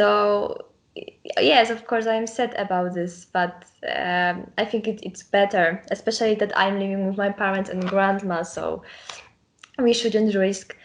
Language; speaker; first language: English; non-native, learner; Polish